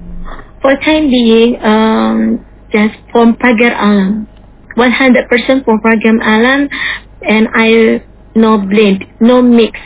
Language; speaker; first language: English; non-native, learner; Indonesian